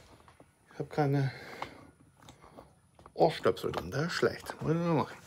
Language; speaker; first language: German; native; German